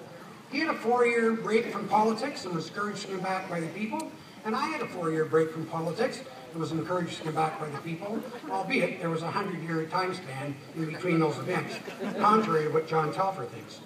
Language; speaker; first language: English; native; English